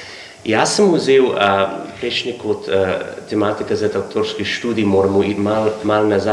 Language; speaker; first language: Slovenian; non-native, learner; English